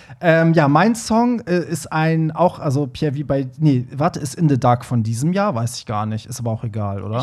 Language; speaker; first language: German; early bilingual, other home language; Persian